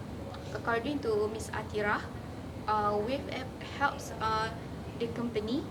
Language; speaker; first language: English; non-native, learner; Malay